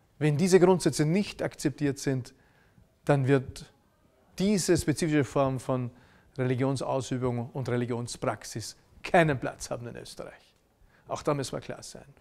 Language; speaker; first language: German; native; German